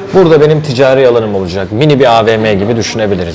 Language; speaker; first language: Turkish; native; Turkish